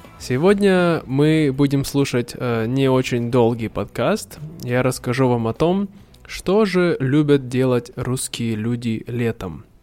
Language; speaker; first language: Russian; native; Russian